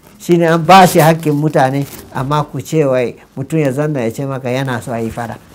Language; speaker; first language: Hausa; non-native, local second language; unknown